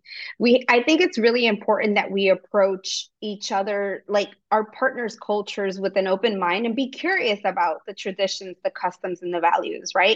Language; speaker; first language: English; early bilingual, other home language; Spanish